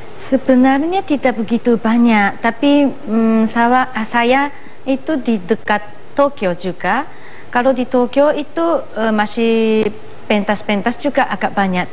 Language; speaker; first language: Indonesian; non-native, fluent; Japanese